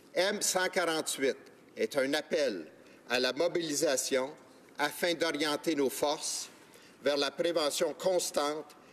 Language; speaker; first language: French; native; French